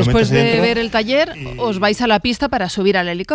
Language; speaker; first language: Spanish; native; Spanish